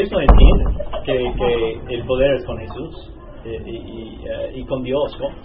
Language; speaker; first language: Spanish; non-native, learner; English